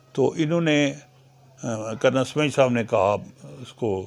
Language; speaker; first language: Urdu; non-native, local second language; Punjabi